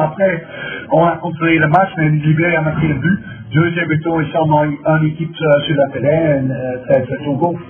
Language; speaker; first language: French; non-native, fluent; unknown